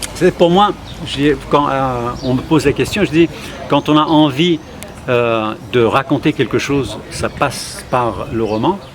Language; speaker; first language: French; non-native, fluent; Kurdish